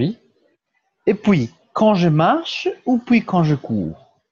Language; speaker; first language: French; non-native, fluent; Portuguese